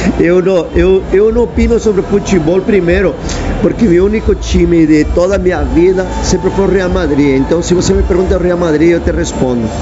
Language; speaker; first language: Portuguese; non-native, fluent; Spanish